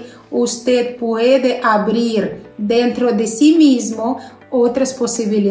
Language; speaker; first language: Spanish; non-native, fluent; Russian